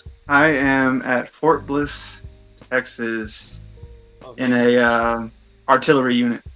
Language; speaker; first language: English; native; English